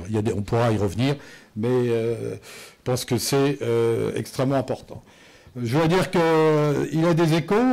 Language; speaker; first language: French; native; French